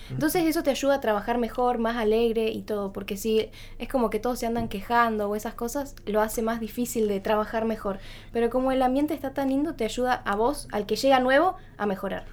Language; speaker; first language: Spanish; native; Spanish